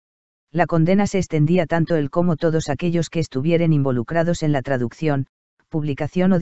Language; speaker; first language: Spanish; native; Spanish